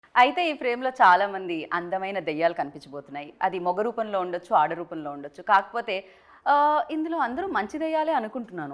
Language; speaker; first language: Telugu; native; Telugu